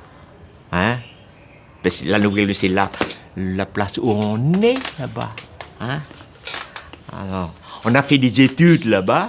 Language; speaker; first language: French; non-native, local second language; Vietnamese